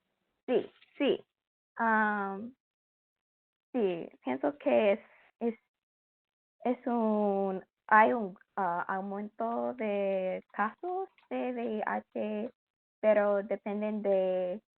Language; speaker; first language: Spanish; non-native, learner; English